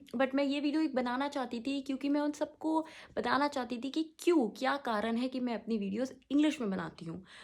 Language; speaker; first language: Hindi; native; Hindi